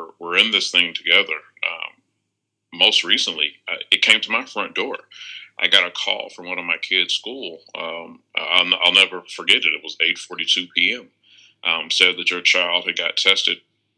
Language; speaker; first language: English; native; English